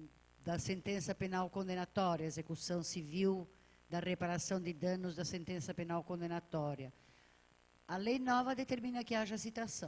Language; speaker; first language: Portuguese; native; Portuguese